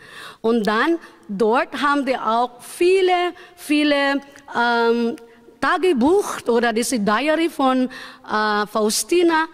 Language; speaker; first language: German; non-native, learner; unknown